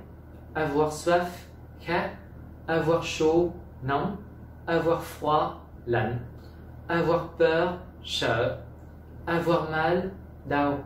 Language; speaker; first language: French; non-native, fluent; Vietnamese